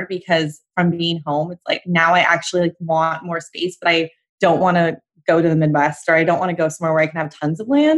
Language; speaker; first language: English; native; English